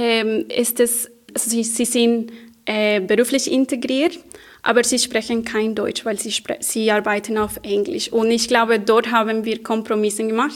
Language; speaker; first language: German; non-native, fluent; Spanish